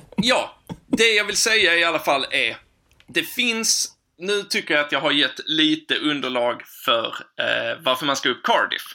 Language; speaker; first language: Swedish; native; Swedish